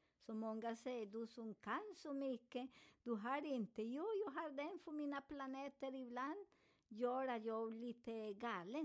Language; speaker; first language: Swedish; non-native, fluent; Spanish